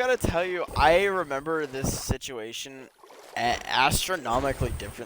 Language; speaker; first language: English; native; English